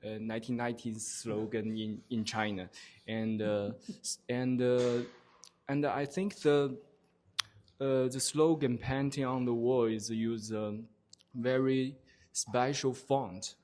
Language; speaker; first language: English; non-native, learner; Chinese